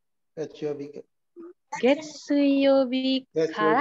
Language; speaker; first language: Japanese; non-native, fluent; Indonesian